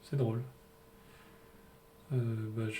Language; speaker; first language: French; native; French